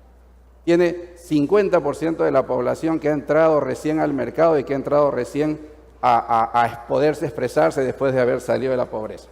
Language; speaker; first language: Spanish; native; Spanish